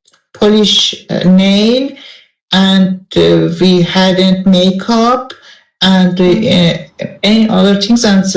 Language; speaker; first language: English; non-native, learner; Persian